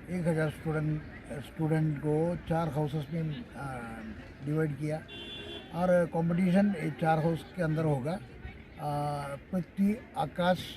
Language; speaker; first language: Hindi; non-native, local second language; Malayalam